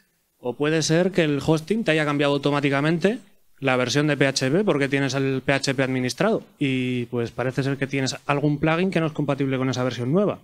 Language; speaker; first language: Spanish; native; Spanish